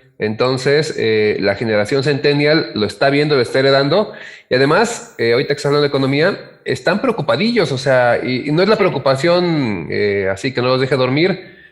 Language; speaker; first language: Spanish; native; Spanish